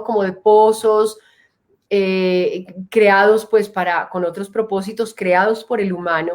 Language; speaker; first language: Spanish; native; Spanish